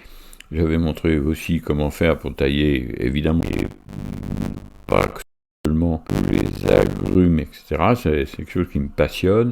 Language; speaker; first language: French; native; French